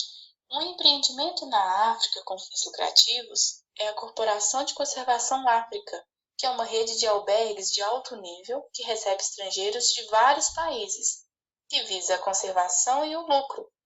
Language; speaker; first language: Portuguese; native; Portuguese